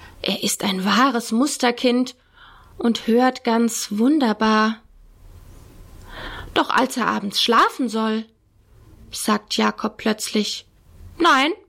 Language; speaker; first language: German; native; German